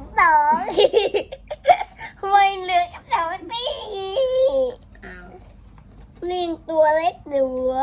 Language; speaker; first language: Thai; native; Thai